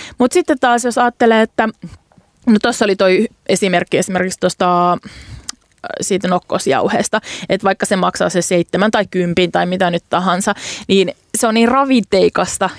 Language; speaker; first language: Finnish; native; Finnish